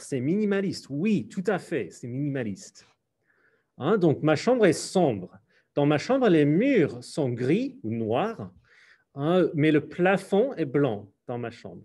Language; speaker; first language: French; non-native, fluent; English